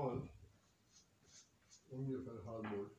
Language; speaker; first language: Swedish; non-native, fluent; Turkish